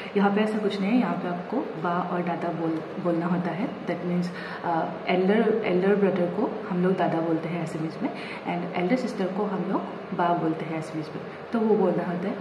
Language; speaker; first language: Hindi; non-native, local second language; Assamese